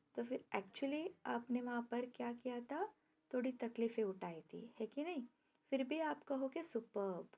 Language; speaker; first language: Hindi; non-native, local second language; Kannada